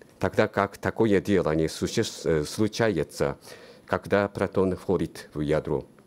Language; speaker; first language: Russian; non-native, learner; Japanese